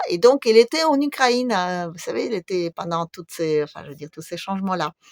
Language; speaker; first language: French; non-native, fluent; Russian